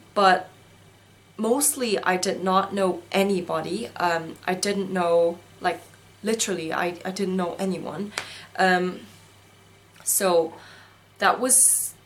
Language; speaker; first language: English; non-native, fluent; Korean